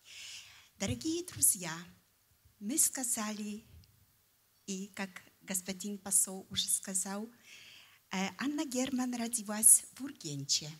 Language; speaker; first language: Russian; non-native, fluent; Polish